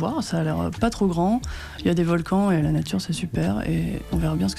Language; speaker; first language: French; native; French